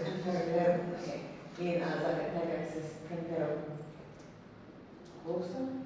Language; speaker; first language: Spanish; non-native, learner; English